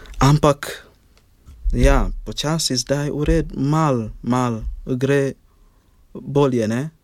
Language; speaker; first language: Slovenian; non-native, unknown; Ganda